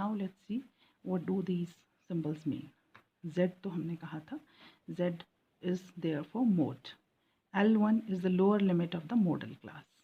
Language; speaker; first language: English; non-native, local second language; Hindi